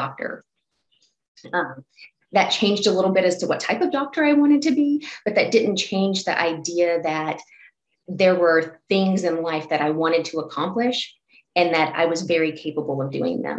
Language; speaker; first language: English; native; English